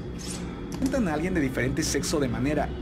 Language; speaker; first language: Spanish; native; Spanish